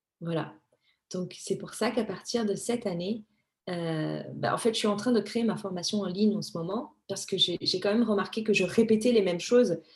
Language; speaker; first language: French; early bilingual, other home language; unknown